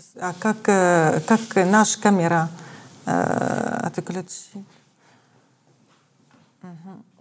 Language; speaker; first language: Russian; non-native, fluent; Arabic